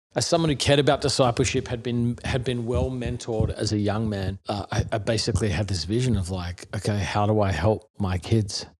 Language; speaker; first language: English; native; English